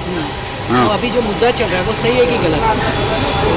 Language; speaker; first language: Hindi; native; Hindi